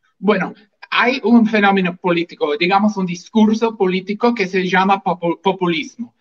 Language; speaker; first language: Spanish; non-native, fluent; English